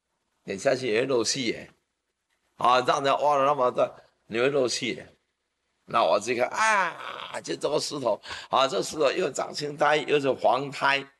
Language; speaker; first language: Chinese; native; Chinese